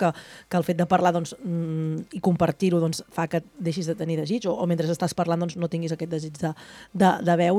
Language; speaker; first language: Catalan; native; Catalan